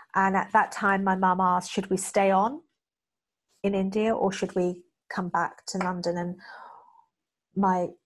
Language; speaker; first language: English; native; English